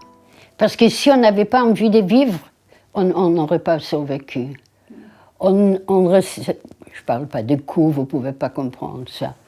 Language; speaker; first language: French; non-native, fluent; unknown